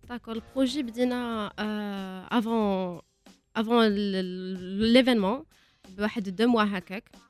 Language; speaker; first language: French; non-native, local second language; Arabic